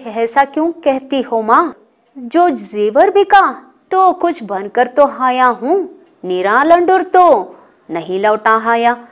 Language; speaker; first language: Hindi; non-native, local second language; Kannada